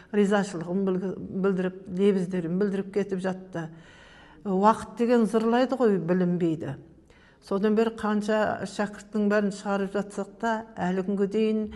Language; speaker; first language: Kazakh; native; Kazakh